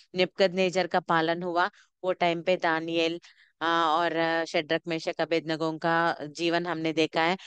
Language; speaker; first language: Hindi; non-native, local second language; Telugu